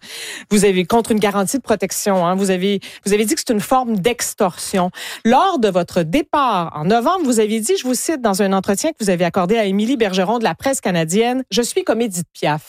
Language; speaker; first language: French; native; French